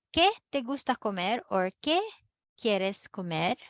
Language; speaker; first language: Spanish; non-native, fluent; Filipino